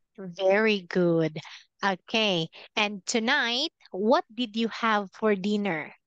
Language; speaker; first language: English; non-native, fluent; Filipino